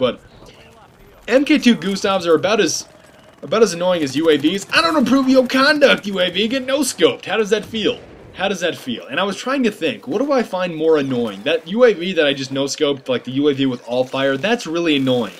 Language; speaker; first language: English; native; English